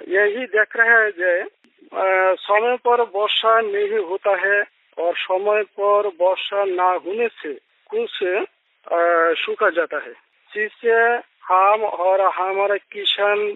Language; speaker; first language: Hindi; non-native, local second language; Bangla